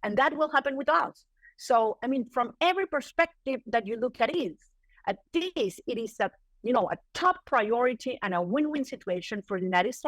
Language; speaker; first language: English; non-native, fluent; Spanish